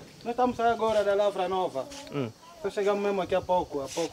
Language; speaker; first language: Portuguese; native; Portuguese